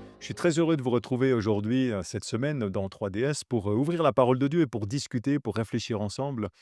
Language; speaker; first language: French; native; French